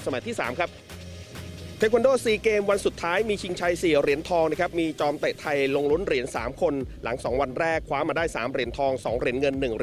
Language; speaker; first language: Thai; native; Thai